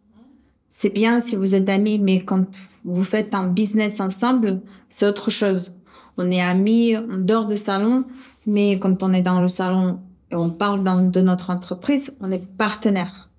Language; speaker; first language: French; non-native, fluent; Russian